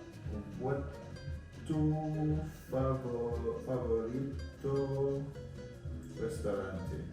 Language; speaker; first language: Spanish; non-native, learner; English